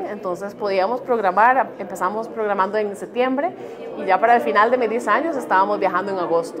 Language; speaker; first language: Spanish; native; Spanish